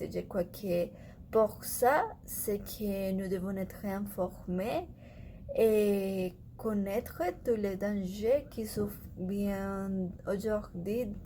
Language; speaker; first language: French; non-native, learner; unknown